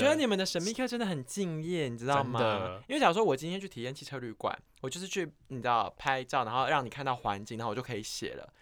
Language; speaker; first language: Chinese; native; Chinese